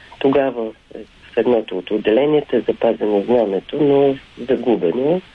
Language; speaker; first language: Bulgarian; native; Bulgarian